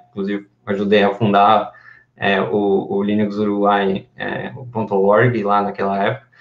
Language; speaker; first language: Portuguese; non-native, fluent; Spanish